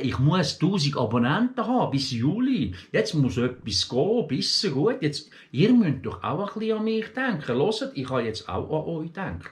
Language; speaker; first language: German; early bilingual, other home language; Turkish